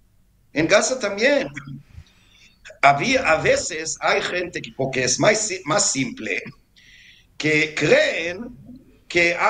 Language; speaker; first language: Spanish; non-native, fluent; Hebrew